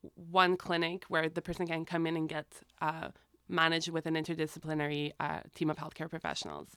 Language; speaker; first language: English; native; English